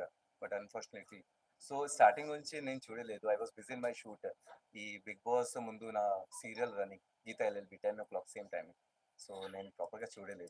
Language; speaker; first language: Telugu; non-native, learner; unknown